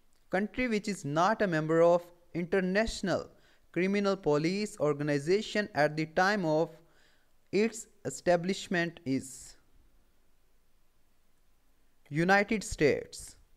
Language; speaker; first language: English; non-native, local second language; Urdu